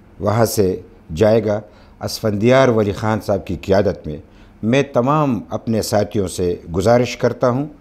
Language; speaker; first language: Urdu; non-native, local second language; Pashto